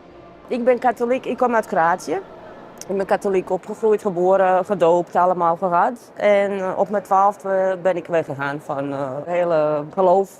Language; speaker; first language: Dutch; non-native, fluent; Croatian